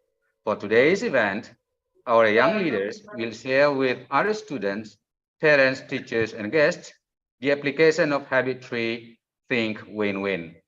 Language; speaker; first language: English; non-native, fluent; Indonesian